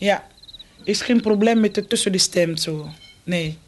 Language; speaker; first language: Dutch; non-native, fluent; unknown